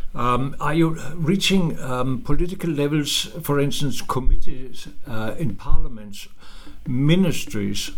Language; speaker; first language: English; non-native, fluent; Danish